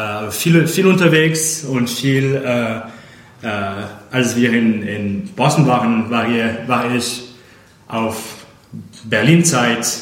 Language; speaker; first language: German; non-native, fluent; English